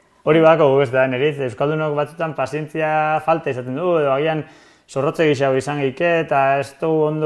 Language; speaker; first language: Basque; native; Basque